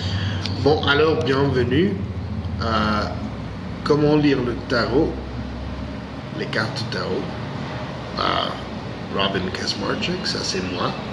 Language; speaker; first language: French; non-native, fluent; English